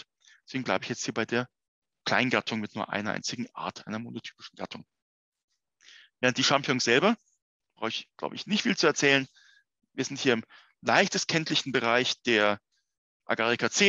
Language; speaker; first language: German; native; German